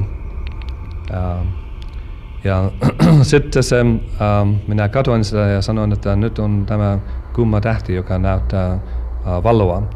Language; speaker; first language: Finnish; early bilingual, heritage; Finnish